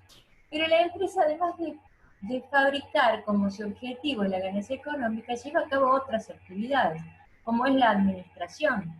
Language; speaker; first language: Spanish; native; Spanish